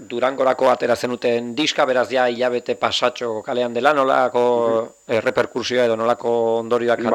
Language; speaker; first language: Basque; native; Basque